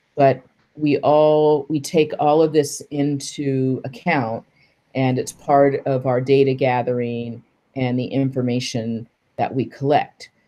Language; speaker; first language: English; native; English